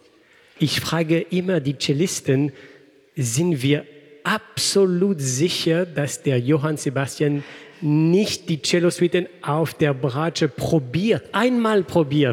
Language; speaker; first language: German; non-native, fluent; French